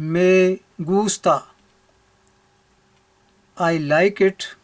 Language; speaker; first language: English; non-native, local second language; Punjabi